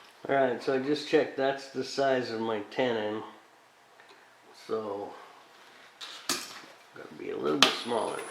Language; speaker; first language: English; native; English